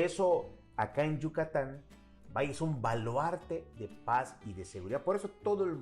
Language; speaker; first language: Spanish; native; Spanish